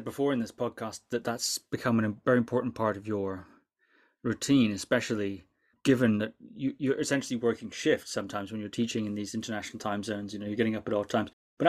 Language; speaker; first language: English; native; English